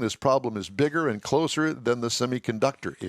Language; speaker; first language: English; native; English